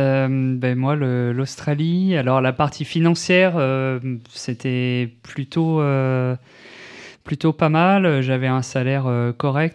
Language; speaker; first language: French; native; French